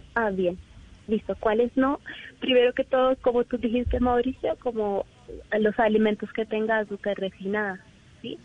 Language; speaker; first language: Spanish; non-native, learner; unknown